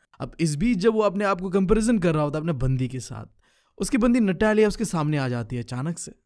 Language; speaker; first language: Hindi; non-native, local second language; Bangla